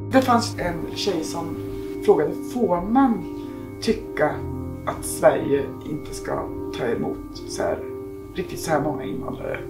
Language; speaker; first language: Swedish; native; Swedish